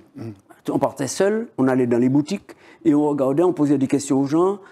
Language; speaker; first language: French; native; French